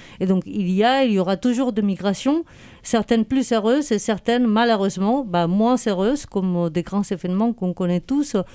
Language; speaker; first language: French; non-native, fluent; Spanish